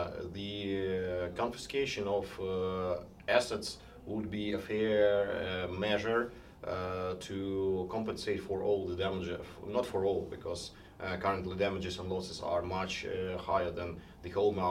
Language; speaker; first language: English; non-native, fluent; Ukrainian